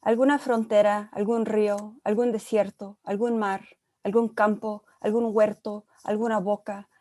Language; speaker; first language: Spanish; early bilingual, other home language; English